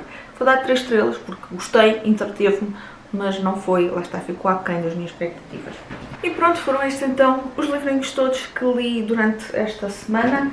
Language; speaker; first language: Portuguese; native; Portuguese